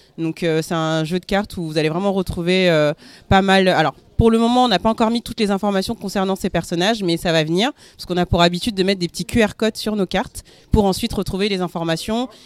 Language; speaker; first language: French; early bilingual, other home language; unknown